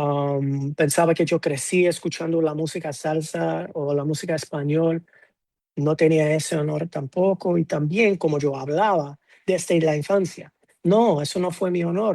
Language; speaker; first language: Spanish; non-native, fluent; English